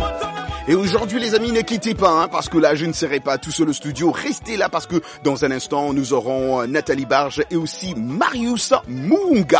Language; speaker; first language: French; non-native, local second language; Lingala